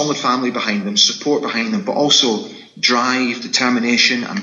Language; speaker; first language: English; native; English